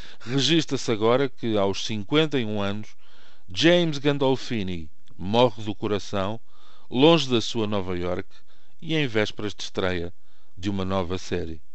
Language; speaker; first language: Portuguese; native; Portuguese